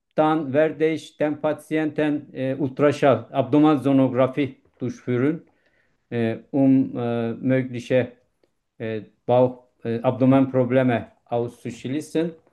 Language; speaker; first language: German; non-native, learner; Turkish